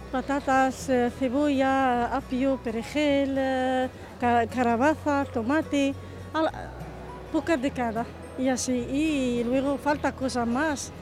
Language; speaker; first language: Spanish; non-native, learner; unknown